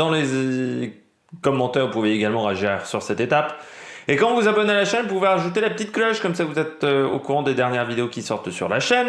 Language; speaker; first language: French; native; French